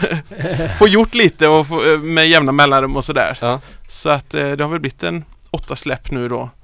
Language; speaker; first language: Swedish; native; Swedish